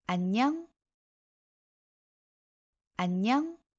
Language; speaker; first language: Korean; non-native, learner; Spanish